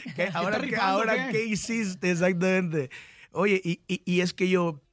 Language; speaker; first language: Spanish; native; Spanish